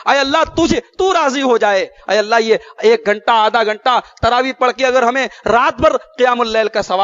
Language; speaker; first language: Urdu; native; Urdu